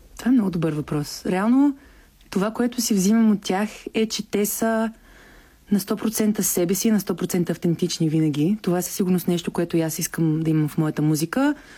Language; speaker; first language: Bulgarian; early bilingual, heritage; Bulgarian